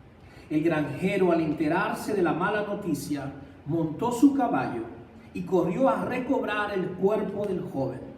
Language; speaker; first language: Spanish; native; Spanish